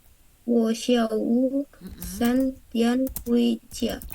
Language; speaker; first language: Chinese; non-native, learner; Indonesian